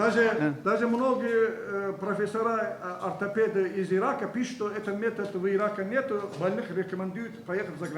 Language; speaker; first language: Russian; native; Russian